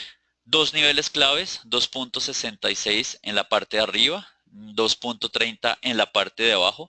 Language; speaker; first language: Spanish; native; Spanish